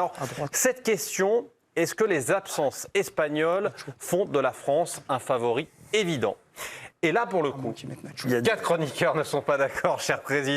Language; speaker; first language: French; native; French